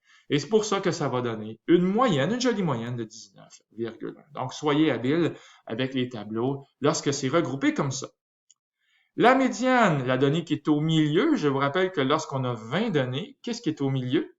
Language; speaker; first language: French; native; French